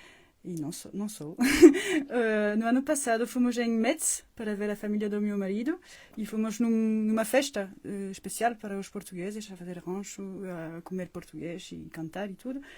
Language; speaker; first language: Portuguese; non-native, fluent; French